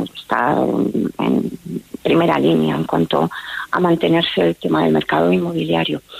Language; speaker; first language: Spanish; native; Spanish